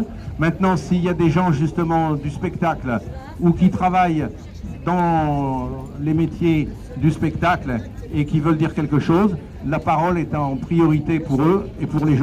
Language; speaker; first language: French; native; French